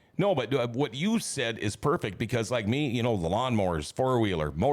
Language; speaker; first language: English; native; English